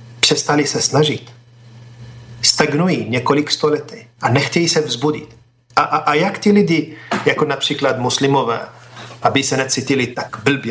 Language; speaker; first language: Czech; non-native, fluent; Arabic